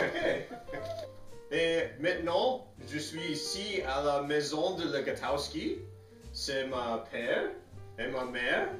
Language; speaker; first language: French; non-native, learner; English